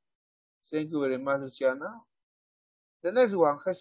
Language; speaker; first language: English; non-native, learner; Spanish